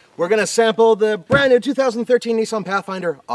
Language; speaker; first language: English; native; English